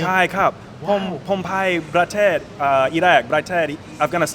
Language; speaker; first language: Thai; non-native, learner; English